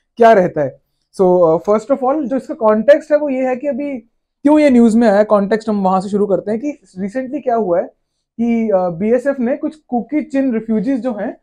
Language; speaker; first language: Hindi; native; Hindi